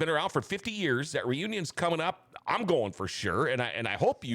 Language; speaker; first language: English; native; English